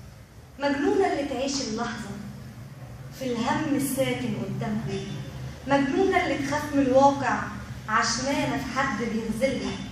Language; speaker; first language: Arabic; native; Arabic